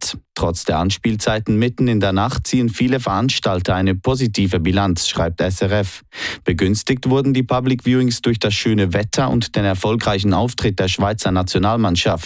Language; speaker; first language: German; native; German